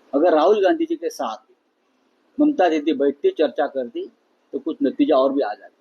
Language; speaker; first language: Hindi; non-native, local second language; Marathi